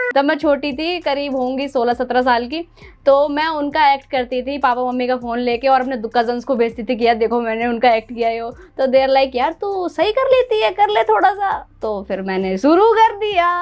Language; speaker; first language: Hindi; native; Hindi